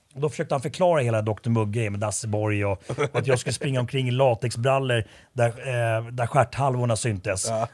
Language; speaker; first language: Swedish; native; Swedish